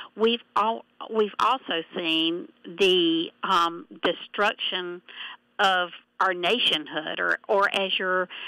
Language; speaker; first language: English; native; English